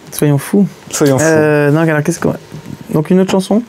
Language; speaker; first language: French; native; French